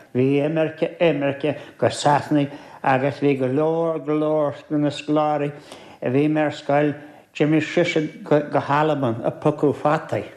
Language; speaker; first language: Irish; native; Irish